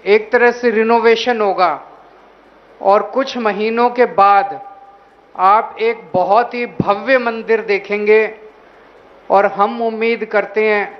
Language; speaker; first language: Hindi; native; Hindi